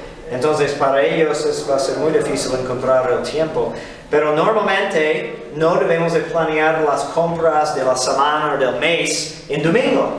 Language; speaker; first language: Spanish; non-native, fluent; English